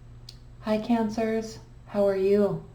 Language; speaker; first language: English; native; English